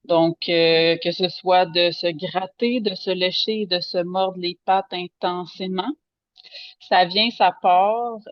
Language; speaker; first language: French; native; French